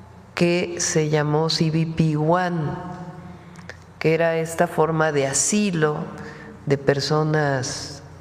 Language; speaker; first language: Spanish; native; Spanish